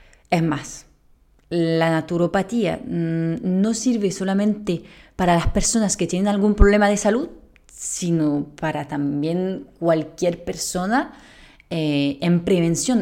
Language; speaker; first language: Spanish; non-native, fluent; French